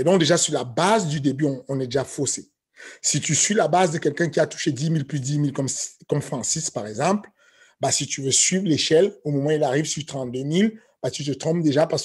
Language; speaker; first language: French; native; French